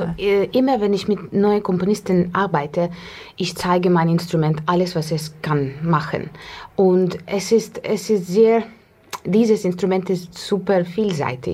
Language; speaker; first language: German; non-native, learner; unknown